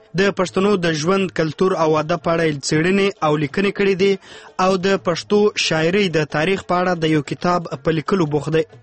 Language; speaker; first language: Pashto; native; Pashto